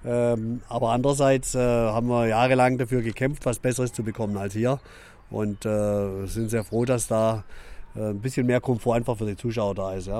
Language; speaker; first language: German; native; German